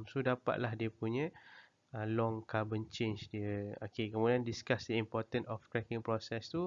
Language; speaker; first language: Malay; native; Malay